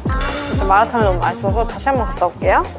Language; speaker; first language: Korean; native; Korean